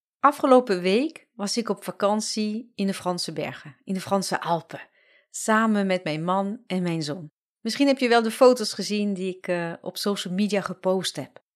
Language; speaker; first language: Dutch; non-native, fluent; French